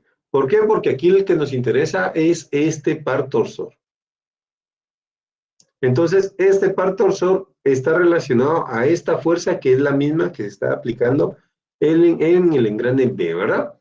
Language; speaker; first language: Spanish; native; Spanish